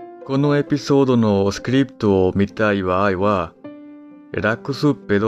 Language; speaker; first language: Japanese; non-native, fluent; Spanish